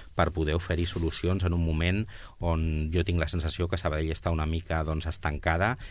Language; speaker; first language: Catalan; non-native, local second language; Spanish